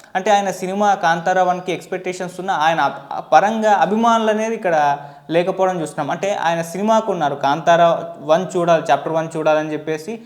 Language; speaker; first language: Telugu; native; Telugu